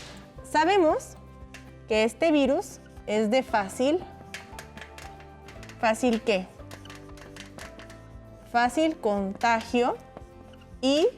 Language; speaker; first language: Spanish; native; Spanish